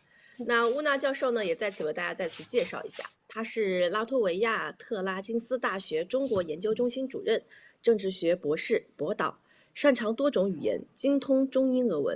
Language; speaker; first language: Chinese; native; Chinese